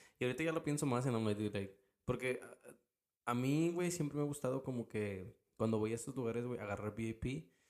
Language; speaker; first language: Spanish; early bilingual, heritage; Spanish